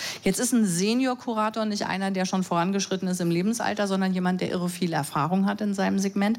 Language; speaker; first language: German; native; German